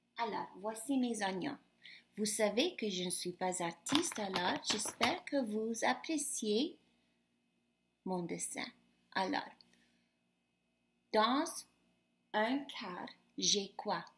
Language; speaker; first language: French; non-native, fluent; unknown